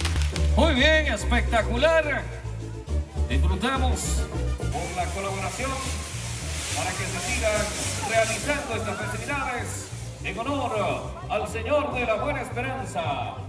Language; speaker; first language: Spanish; native; Spanish